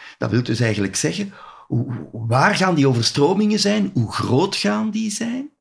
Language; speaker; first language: Dutch; native; Dutch